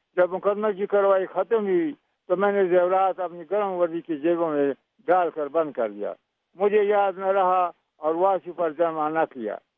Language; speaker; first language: Urdu; non-native, local second language; Pashto